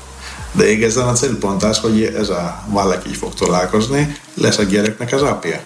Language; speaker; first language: Hungarian; non-native, fluent; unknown